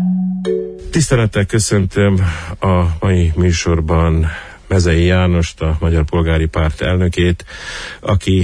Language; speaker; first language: Hungarian; native; Hungarian